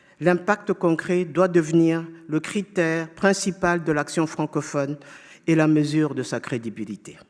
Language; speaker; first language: French; non-native, fluent; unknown